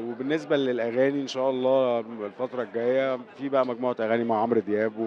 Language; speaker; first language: Arabic; native; Arabic